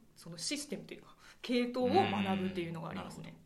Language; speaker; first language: Japanese; non-native, fluent; Chinese